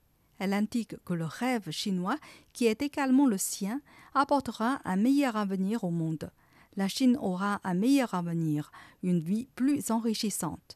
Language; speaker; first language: French; non-native, fluent; Chinese